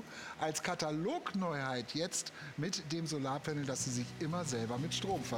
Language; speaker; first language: German; native; German